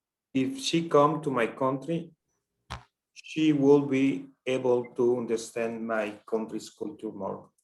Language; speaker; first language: English; non-native, learner; Spanish